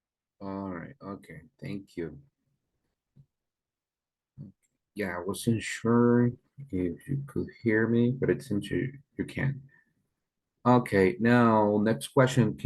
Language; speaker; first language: English; non-native, fluent; Spanish